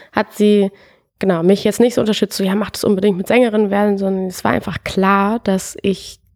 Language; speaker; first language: German; native; German